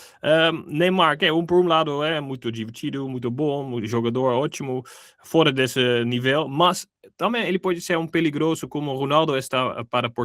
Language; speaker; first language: Portuguese; non-native, fluent; Dutch